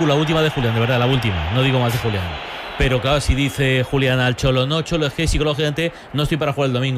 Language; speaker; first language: Spanish; native; Spanish